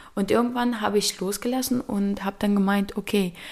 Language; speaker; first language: German; early bilingual, other home language; Ukrainian